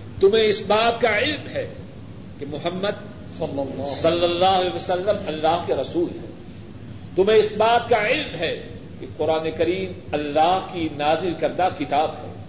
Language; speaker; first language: Urdu; non-native, local second language; Punjabi